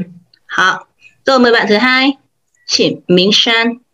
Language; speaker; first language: Chinese; non-native, fluent; Vietnamese